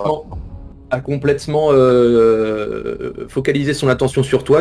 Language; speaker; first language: French; native; French